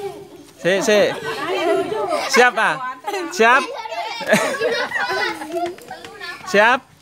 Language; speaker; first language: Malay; non-native, local second language; Javanese